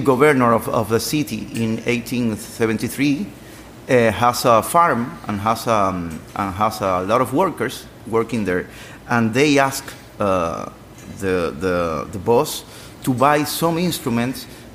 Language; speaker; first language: English; non-native, learner; Spanish